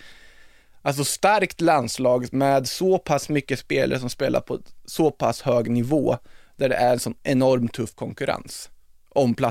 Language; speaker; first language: Swedish; native; Swedish